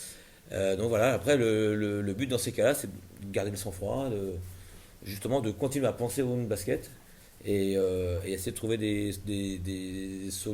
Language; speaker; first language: French; native; French